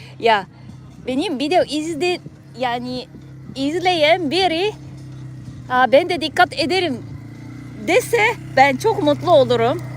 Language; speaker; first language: Turkish; non-native, fluent; Japanese